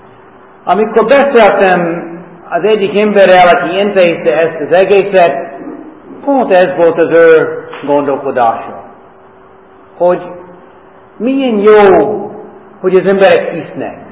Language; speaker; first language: Hungarian; non-native, learner; English